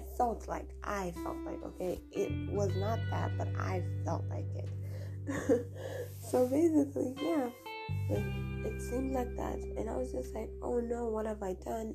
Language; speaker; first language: English; non-native, local second language; Swahili